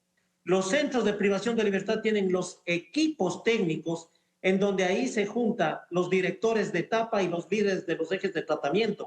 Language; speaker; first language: Spanish; native; Spanish